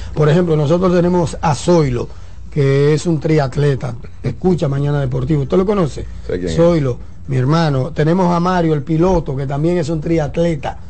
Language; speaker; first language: Spanish; native; Spanish